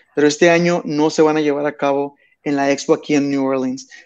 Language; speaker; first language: Spanish; early bilingual, heritage; Spanish